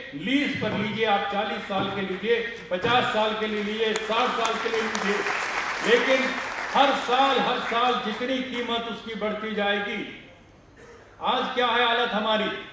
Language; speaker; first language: Hindi; non-native, local second language; Telugu